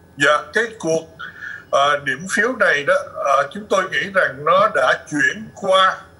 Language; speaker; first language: Vietnamese; early bilingual, other home language; English